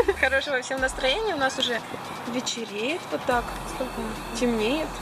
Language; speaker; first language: Russian; native; Russian